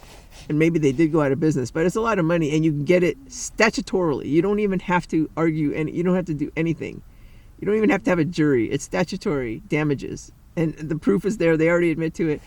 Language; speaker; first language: English; native; English